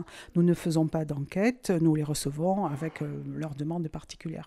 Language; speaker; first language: French; native; French